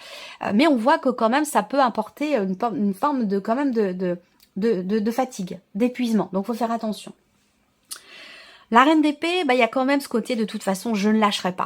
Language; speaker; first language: French; native; French